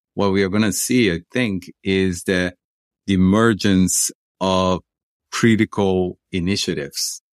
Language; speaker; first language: English; non-native, fluent; Portuguese